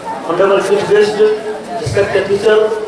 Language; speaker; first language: Hindi; native; Hindi